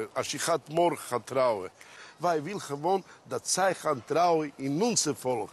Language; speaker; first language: Dutch; non-native, learner; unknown